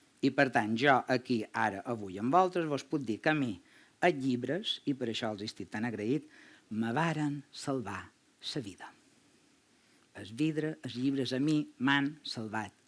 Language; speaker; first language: Catalan; native; Catalan